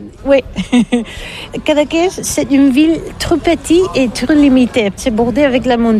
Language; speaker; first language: French; non-native, learner; Catalan